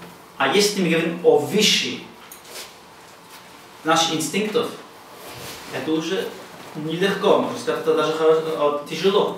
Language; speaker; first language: Russian; non-native, learner; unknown